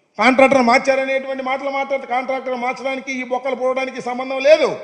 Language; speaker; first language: Telugu; native; Telugu